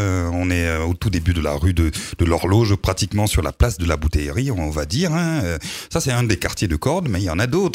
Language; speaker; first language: French; native; French